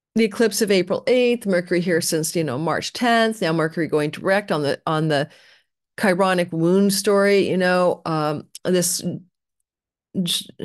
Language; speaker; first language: English; native; English